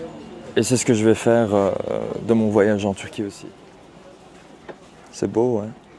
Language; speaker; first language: French; early bilingual, heritage; Turkish